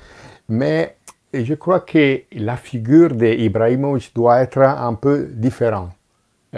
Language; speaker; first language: French; non-native, fluent; Italian